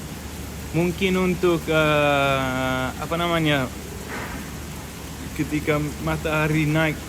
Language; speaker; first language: Indonesian; non-native, learner; English